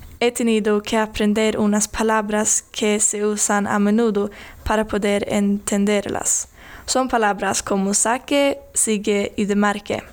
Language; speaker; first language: Spanish; non-native, learner; Swedish